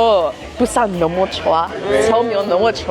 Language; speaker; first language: Korean; non-native, learner; English